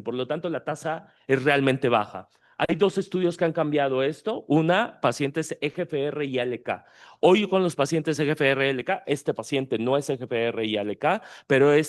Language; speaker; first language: Spanish; native; Spanish